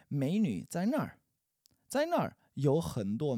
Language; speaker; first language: Chinese; non-native, learner; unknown